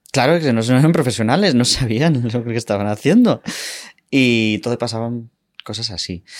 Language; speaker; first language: Spanish; non-native, fluent; English